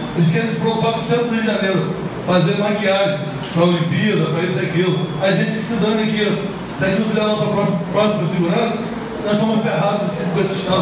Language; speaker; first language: Portuguese; native; Portuguese